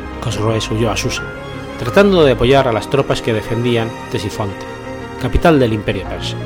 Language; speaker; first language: Spanish; native; Spanish